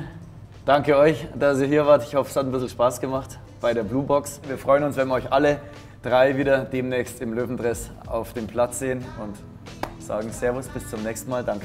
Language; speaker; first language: German; native; German